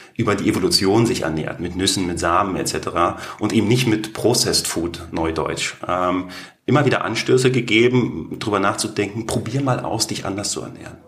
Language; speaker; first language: German; native; German